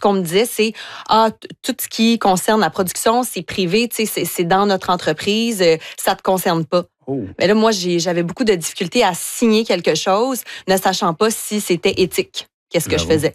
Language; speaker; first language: French; native; French